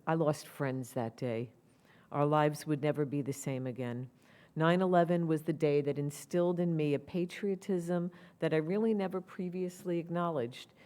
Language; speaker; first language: English; native; English